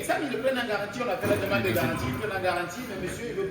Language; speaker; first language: French; native; French